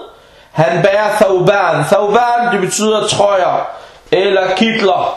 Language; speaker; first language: Danish; non-native, fluent; Arabic